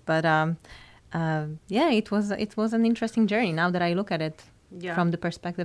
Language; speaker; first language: English; non-native, fluent; Polish